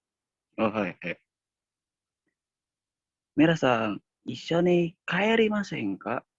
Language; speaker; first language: Japanese; non-native, learner; Indonesian